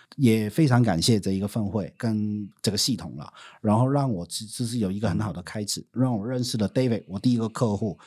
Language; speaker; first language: Chinese; non-native, fluent; Cantonese